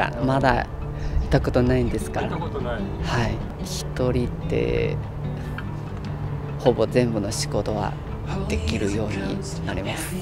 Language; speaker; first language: Japanese; non-native, learner; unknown